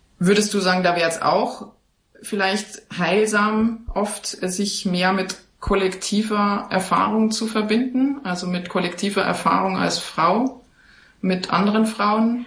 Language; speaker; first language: German; native; German